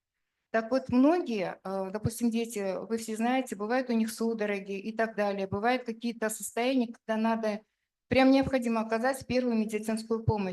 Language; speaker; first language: Russian; native; Russian